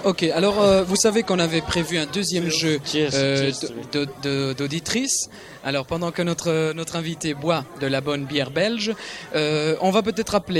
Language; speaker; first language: French; native; French